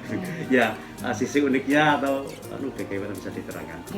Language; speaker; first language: Indonesian; native; Indonesian